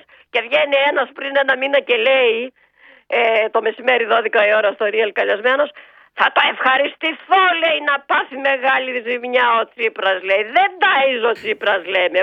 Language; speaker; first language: Greek; native; Greek